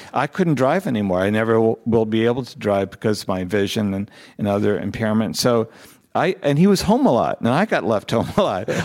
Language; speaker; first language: English; native; English